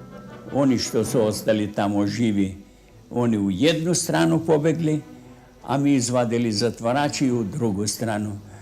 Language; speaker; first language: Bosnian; non-native, fluent; Russian